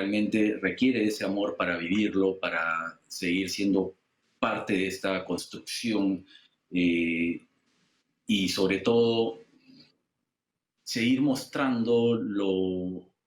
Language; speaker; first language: Spanish; native; Spanish